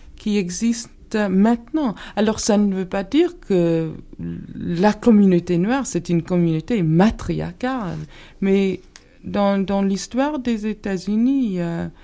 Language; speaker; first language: French; non-native, fluent; English